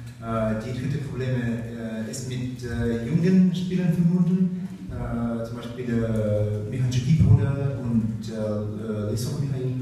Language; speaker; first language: German; non-native, learner; Russian